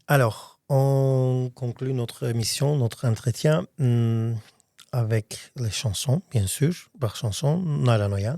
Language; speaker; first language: French; non-native, fluent; Armenian